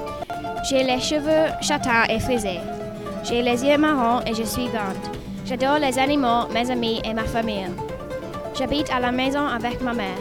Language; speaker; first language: French; non-native, learner; English